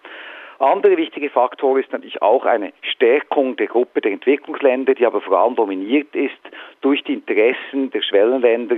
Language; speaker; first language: German; native; German